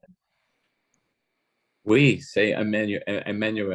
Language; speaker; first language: French; non-native, fluent; English